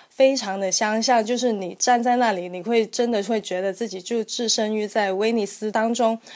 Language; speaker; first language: Chinese; non-native, local second language; Cantonese